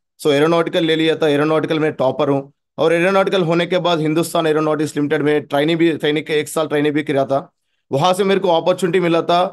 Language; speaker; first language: Hindi; non-native, local second language; Telugu